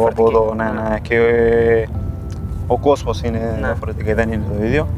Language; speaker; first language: Greek; non-native, fluent; Spanish